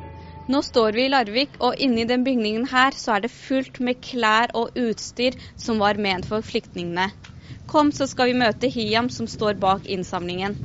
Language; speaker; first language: Norwegian; native; Norwegian